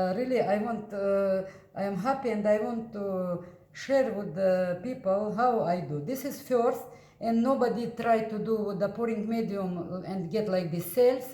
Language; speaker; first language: English; non-native, learner; Russian